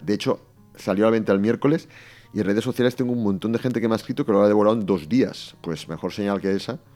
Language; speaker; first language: Spanish; native; Spanish